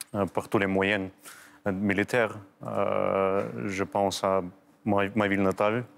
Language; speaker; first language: French; non-native, fluent; Ukrainian